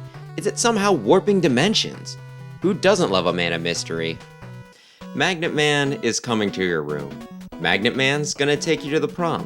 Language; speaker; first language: English; native; English